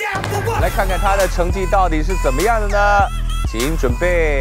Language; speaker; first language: Chinese; native; Chinese